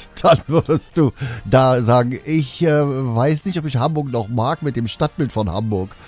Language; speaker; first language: German; native; German